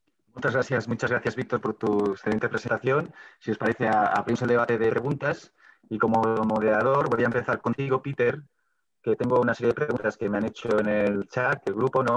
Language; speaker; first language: Spanish; native; Spanish